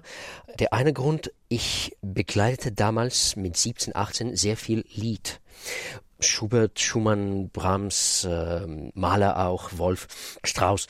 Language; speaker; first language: German; non-native, fluent; Russian